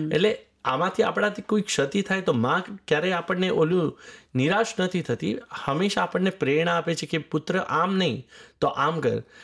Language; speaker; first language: Gujarati; native; Gujarati